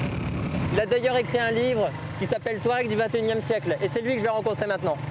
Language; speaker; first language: French; native; French